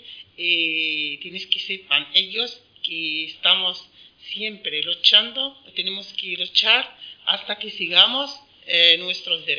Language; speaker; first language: Spanish; non-native, learner; Arabic